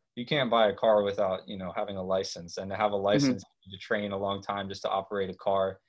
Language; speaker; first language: English; native; English